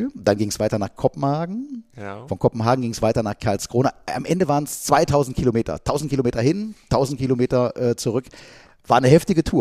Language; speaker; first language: German; native; German